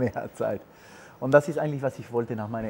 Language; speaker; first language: German; non-native, fluent; Spanish